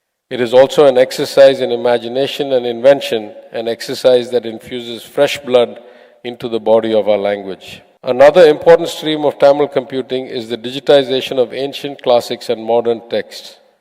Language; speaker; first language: English; non-native, local second language; Tamil